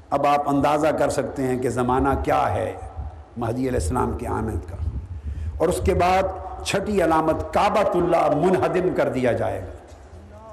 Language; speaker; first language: Urdu; non-native, local second language; Punjabi